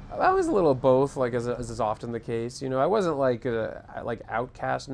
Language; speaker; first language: English; native; English